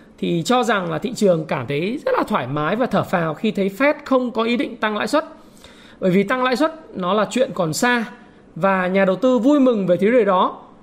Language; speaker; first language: Vietnamese; native; Vietnamese